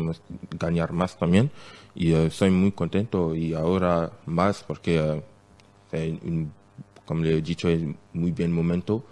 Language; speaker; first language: Spanish; non-native, learner; French